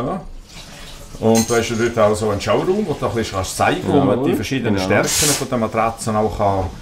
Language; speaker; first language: German; native; German